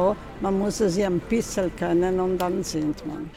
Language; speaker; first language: German; non-native, fluent; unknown